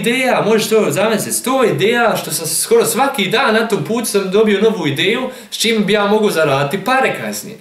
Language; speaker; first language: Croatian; early bilingual, heritage; German